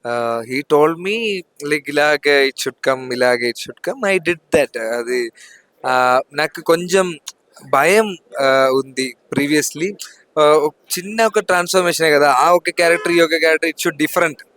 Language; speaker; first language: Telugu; non-native, learner; Malayalam